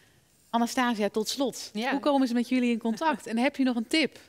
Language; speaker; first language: Dutch; native; Dutch